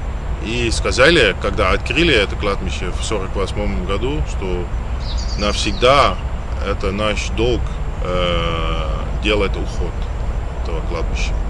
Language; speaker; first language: Russian; non-native, fluent; Dutch